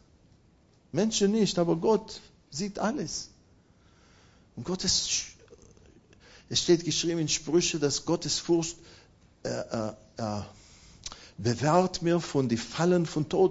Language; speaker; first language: German; non-native, fluent; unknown